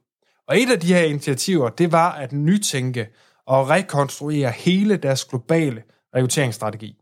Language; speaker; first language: Danish; native; Danish